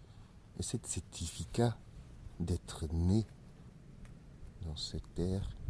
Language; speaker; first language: French; non-native, learner; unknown